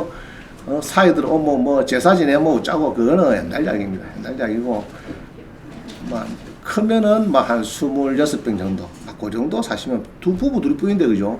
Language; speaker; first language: Korean; native; Korean